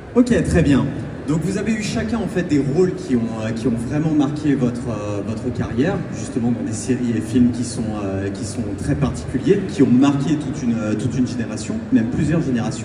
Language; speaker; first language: French; native; French